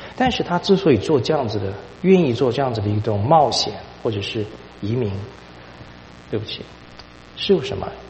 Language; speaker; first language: Chinese; native; Chinese